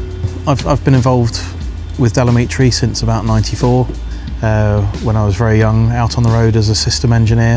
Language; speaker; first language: English; native; English